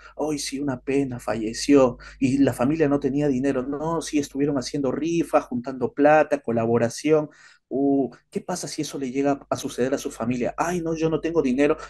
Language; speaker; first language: Spanish; native; Spanish